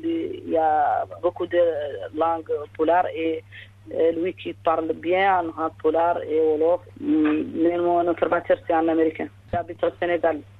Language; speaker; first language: French; non-native, learner; Arabic